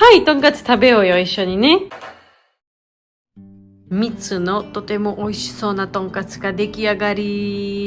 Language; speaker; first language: Japanese; non-native, learner; Georgian